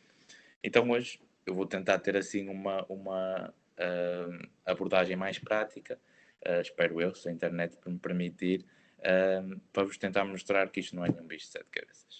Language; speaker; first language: Portuguese; native; Portuguese